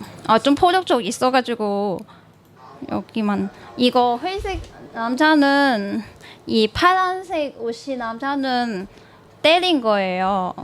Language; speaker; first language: Korean; non-native, learner; Cantonese